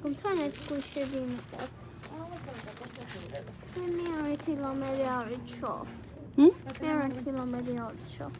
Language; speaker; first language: Georgian; early bilingual, heritage; Georgian